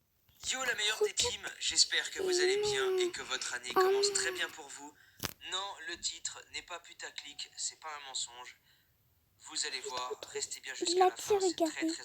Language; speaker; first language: French; native; French